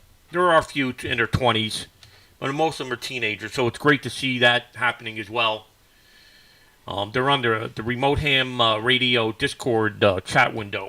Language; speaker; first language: English; native; English